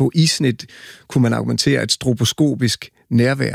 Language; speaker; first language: Danish; native; Danish